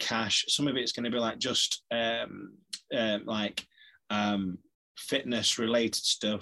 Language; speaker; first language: English; native; English